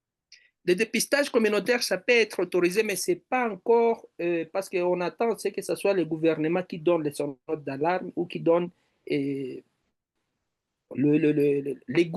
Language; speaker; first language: French; non-native, local second language; Swahili